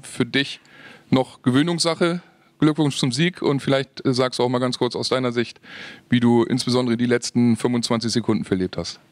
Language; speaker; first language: German; native; German